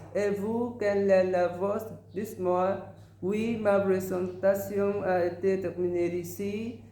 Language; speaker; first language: French; non-native, learner; Vietnamese